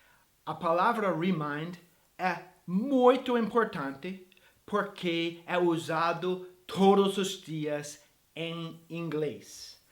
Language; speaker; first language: Portuguese; non-native, fluent; English